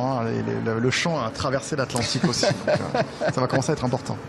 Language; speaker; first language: French; native; French